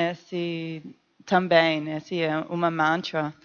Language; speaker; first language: Portuguese; non-native, learner; English